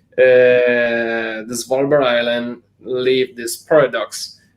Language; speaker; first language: English; non-native, fluent; Italian